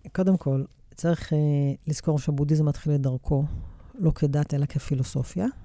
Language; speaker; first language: Hebrew; native; Hebrew